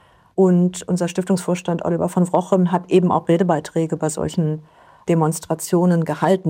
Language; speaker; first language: German; native; German